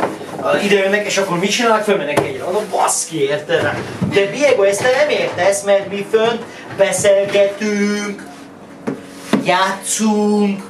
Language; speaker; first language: Hungarian; non-native, fluent; Armenian